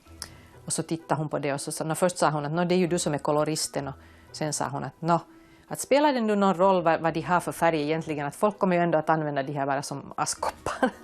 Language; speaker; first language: Swedish; native; Swedish